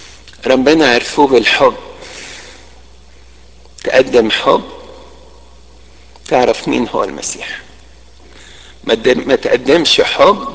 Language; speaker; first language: Arabic; native; Arabic